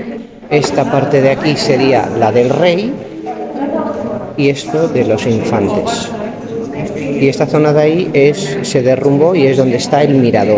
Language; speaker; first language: Spanish; native; Spanish